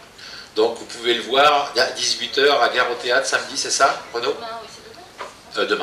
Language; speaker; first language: French; native; French